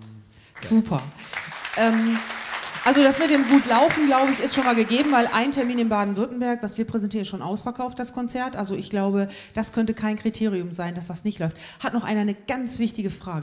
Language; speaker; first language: German; native; German